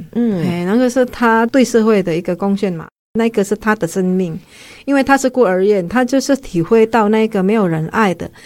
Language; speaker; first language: Chinese; non-native, fluent; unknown